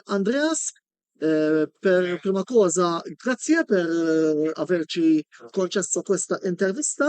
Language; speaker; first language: Italian; non-native, fluent; Maltese